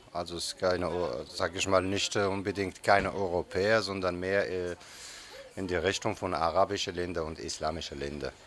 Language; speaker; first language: German; non-native, fluent; Arabic